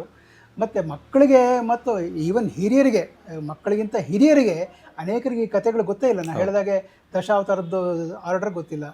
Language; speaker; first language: Kannada; native; Kannada